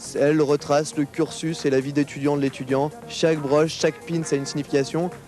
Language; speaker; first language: French; native; French